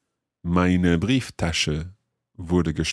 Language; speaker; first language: German; non-native, learner; English